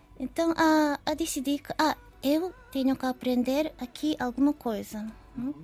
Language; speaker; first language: Portuguese; non-native, learner; Japanese